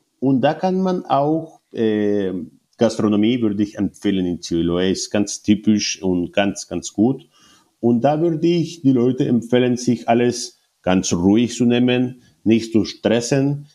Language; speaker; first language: German; non-native, learner; Spanish